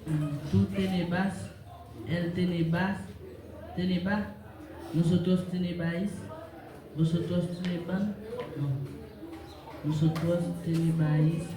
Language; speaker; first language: Spanish; non-native, learner; Haitian Creole